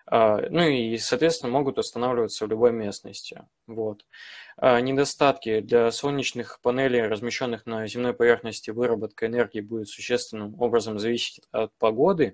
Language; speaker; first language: Russian; native; Russian